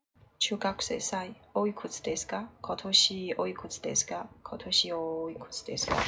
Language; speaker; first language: Japanese; non-native, learner; Chinese